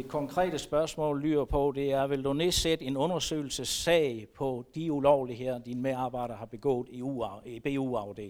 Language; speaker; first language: Danish; native; Danish